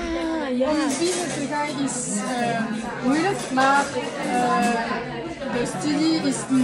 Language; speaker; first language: Dutch; non-native, learner; French